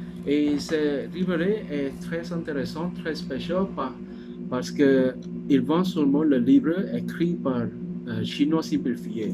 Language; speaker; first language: French; non-native, learner; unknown